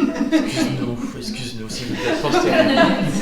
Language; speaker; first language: French; native; French